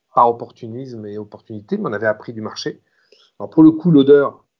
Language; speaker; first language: French; native; French